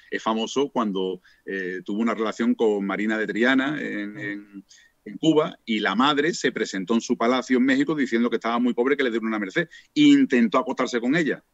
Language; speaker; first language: Spanish; native; Spanish